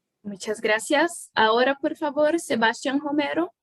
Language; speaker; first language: Spanish; non-native, fluent; Portuguese